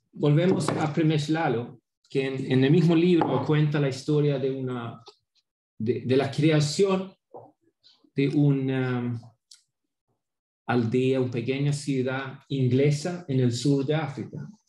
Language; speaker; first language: Spanish; non-native, fluent; Swedish